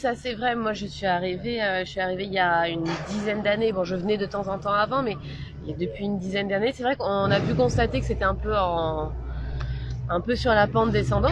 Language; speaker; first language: French; native; French